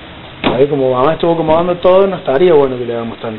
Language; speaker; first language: Spanish; native; Spanish